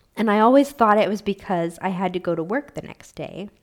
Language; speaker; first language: English; native; English